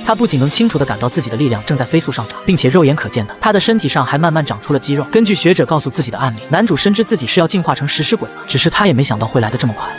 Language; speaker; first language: Chinese; native; Chinese